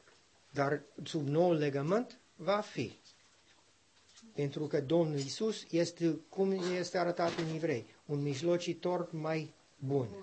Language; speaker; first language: Romanian; non-native, learner; English